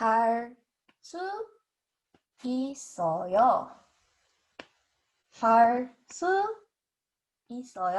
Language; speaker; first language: Korean; non-native, learner; English